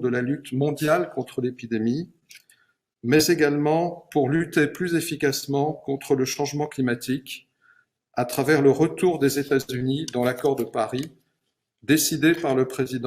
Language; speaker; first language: French; native; French